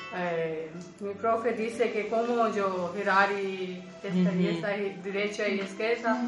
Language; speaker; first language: Spanish; non-native, learner; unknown